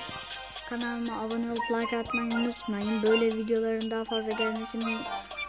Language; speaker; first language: Turkish; native; Turkish